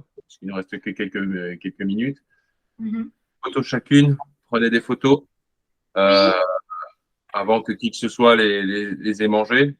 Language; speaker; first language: French; native; French